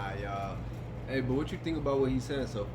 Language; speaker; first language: English; native; English